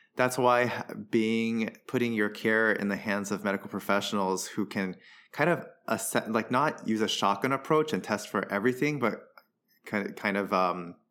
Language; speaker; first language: English; early bilingual, other home language; Chinese